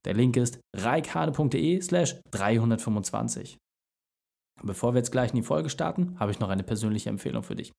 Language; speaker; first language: German; native; German